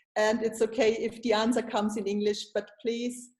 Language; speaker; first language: English; non-native, fluent; German